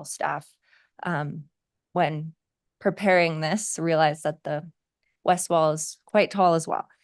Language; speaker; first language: English; native; English